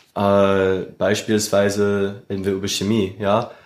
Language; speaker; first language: German; non-native, fluent; English